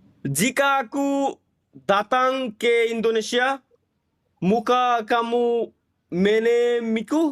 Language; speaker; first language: Indonesian; non-native, learner; Bangla